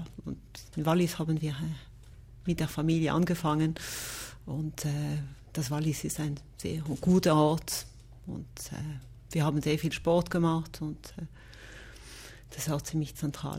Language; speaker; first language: German; non-native, local second language; French